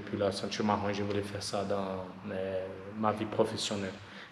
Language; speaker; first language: French; non-native, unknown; Portuguese